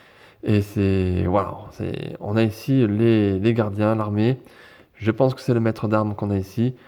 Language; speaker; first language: French; native; French